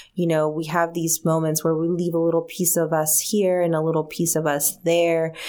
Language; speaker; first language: English; early bilingual, other home language; Spanish